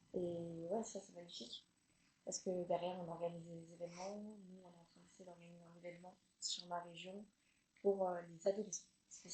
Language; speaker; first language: French; native; French